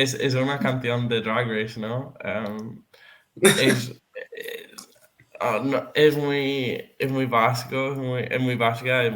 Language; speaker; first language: Spanish; non-native, fluent; Serbian